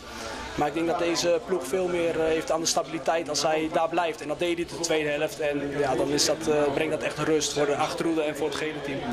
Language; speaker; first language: Dutch; native; Dutch